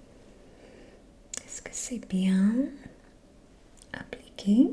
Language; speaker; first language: French; non-native, fluent; English